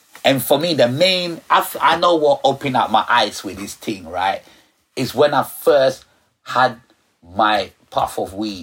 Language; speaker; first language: English; early bilingual, other home language; Ga